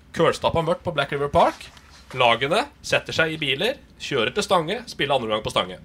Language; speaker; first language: Norwegian; native; Norwegian